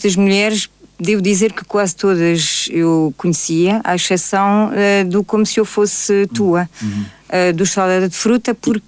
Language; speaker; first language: Portuguese; native; Portuguese